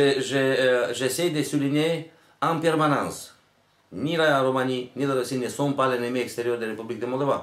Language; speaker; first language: French; non-native, fluent; Romanian